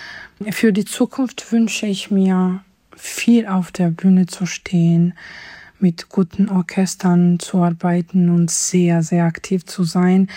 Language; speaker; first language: German; non-native, fluent; Georgian